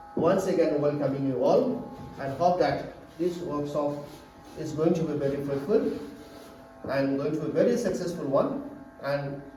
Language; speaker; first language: English; non-native, local second language; Assamese